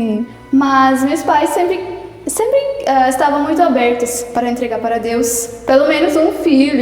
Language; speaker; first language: Portuguese; non-native, fluent; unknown